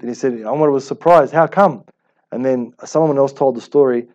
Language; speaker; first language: English; early bilingual, other home language; Arabic